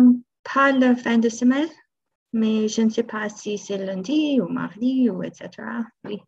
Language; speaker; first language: French; non-native, learner; English